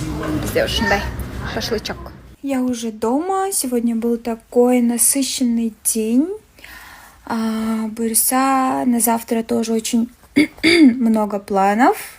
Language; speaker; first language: Russian; non-native, local second language; Kyrgyz